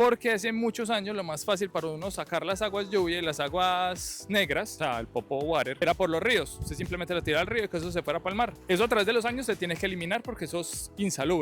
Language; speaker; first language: Spanish; native; Spanish